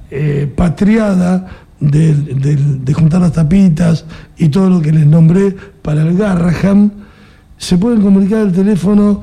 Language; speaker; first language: Spanish; native; Spanish